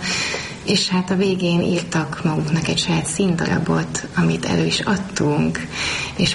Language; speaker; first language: Hungarian; native; Hungarian